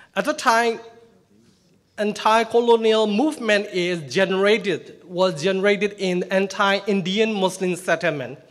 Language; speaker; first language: English; non-native, fluent; Burmese